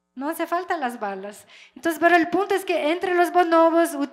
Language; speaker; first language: Spanish; non-native, fluent; French